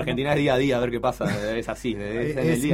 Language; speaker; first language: Spanish; native; Spanish